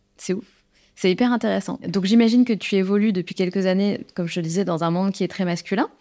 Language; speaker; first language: French; native; French